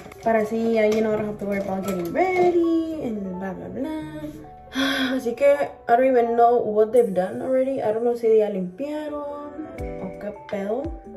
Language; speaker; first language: English; early bilingual, other home language; Spanish